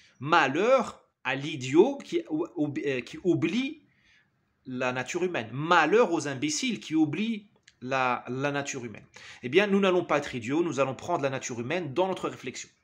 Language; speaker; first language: French; non-native, local second language; Arabic